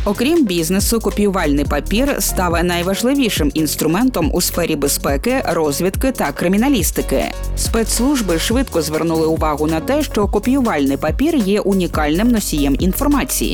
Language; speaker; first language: Ukrainian; native; Ukrainian